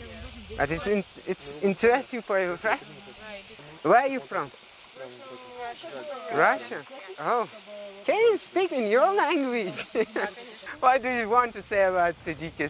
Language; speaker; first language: English; non-native, learner; Tajik